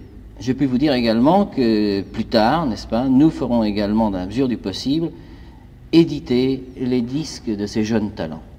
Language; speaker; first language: French; native; French